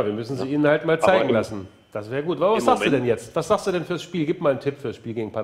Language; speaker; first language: German; native; German